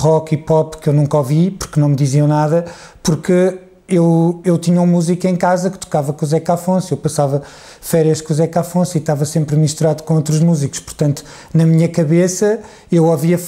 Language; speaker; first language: Portuguese; native; Portuguese